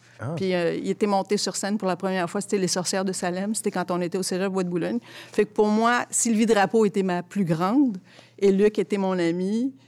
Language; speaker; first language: French; early bilingual, other home language; Arabic